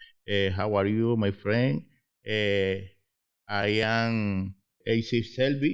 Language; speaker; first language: English; non-native, learner; Spanish